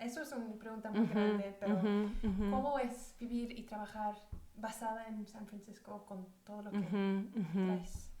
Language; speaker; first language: Spanish; early bilingual, heritage; Spanish